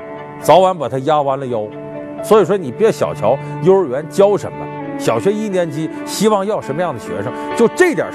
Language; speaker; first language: Chinese; native; Chinese